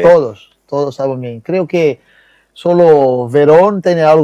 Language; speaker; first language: Spanish; non-native, fluent; Portuguese